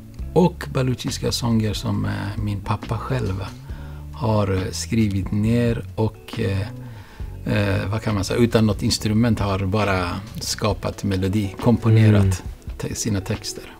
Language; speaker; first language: Swedish; non-native, fluent; Baluchi